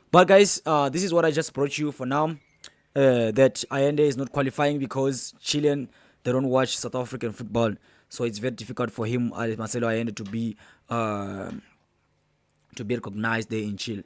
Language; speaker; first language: English; non-native, local second language; Zulu